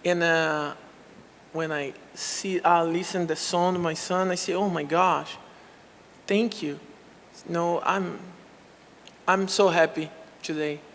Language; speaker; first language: English; non-native, local second language; Portuguese